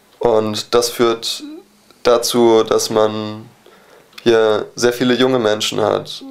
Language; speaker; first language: German; native; German